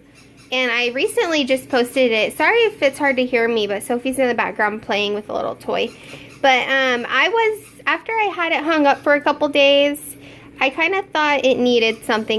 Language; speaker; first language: English; native; English